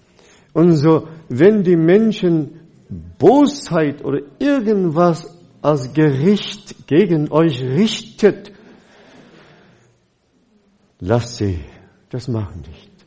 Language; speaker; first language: German; non-native, fluent; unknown